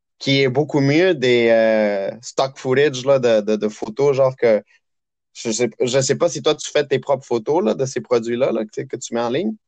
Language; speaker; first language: French; early bilingual, other home language; Spanish